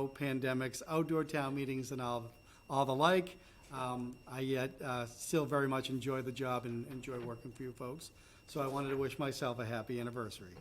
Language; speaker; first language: English; native; English